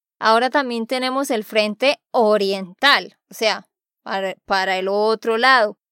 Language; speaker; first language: Spanish; native; Spanish